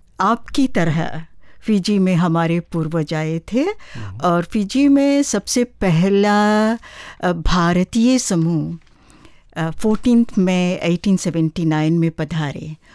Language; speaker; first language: Hindi; native; Hindi